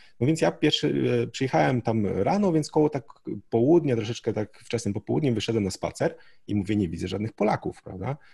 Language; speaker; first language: Polish; native; Polish